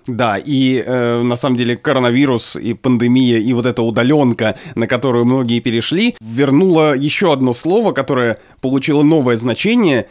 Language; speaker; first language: Russian; native; Russian